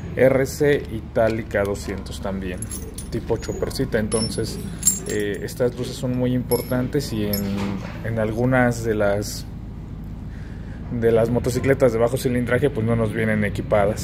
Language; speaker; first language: Spanish; native; Spanish